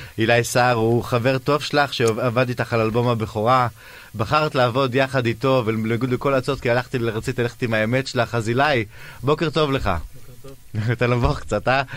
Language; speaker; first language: Hebrew; native; Hebrew